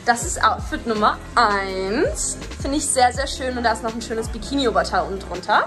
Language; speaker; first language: German; non-native, learner; English